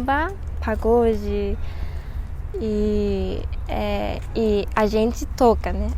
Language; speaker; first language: Portuguese; non-native, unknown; Japanese